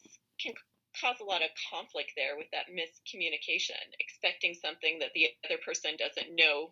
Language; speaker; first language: English; native; English